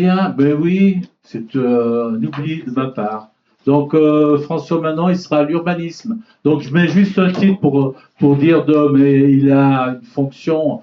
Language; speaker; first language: French; native; French